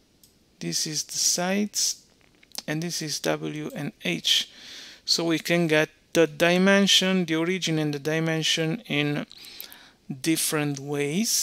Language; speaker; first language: English; non-native, fluent; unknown